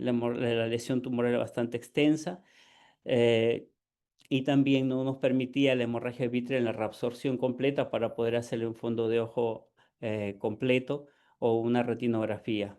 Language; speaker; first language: Spanish; native; Spanish